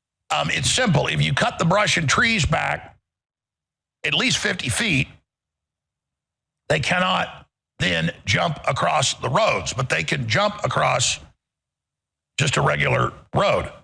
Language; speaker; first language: English; native; English